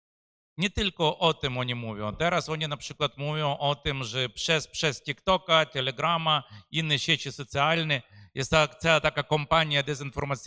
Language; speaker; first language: Polish; non-native, fluent; Ukrainian